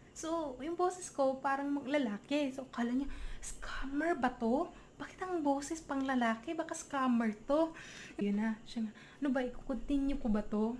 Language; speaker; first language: Filipino; non-native, local second language; Cebuano